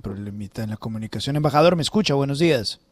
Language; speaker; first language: Spanish; native; Spanish